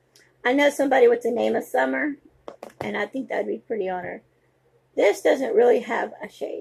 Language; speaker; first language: English; native; English